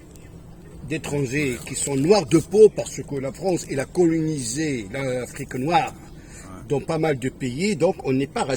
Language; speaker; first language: French; native; French